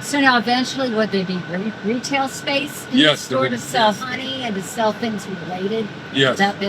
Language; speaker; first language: English; native; English